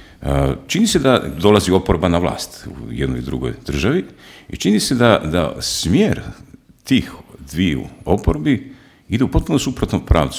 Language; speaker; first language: Croatian; native; Croatian